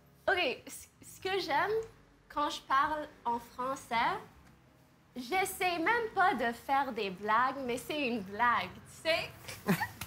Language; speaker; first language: French; early bilingual, heritage; French